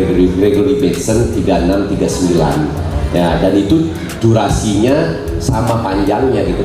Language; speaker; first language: Indonesian; native; Indonesian